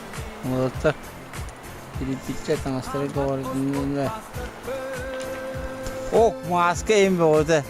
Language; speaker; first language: Russian; non-native, local second language; Yakut